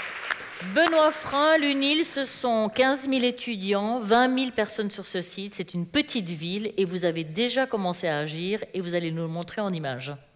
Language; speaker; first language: French; native; French